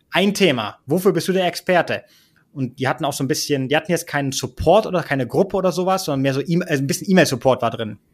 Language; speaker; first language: German; early bilingual, heritage; German